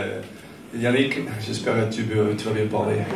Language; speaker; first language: French; non-native, fluent; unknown